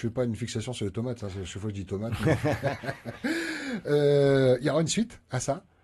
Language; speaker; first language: French; native; French